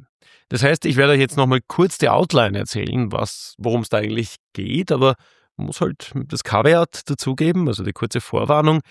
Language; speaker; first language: German; native; German